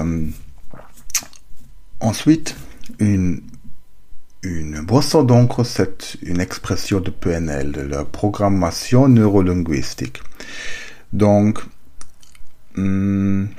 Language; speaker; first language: French; non-native, learner; German